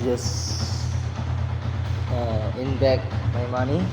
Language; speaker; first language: English; non-native, learner; Indonesian